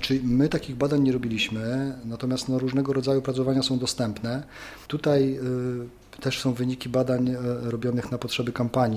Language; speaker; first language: Polish; native; Polish